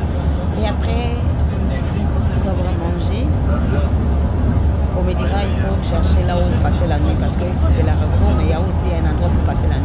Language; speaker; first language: French; non-native, local second language; Lingala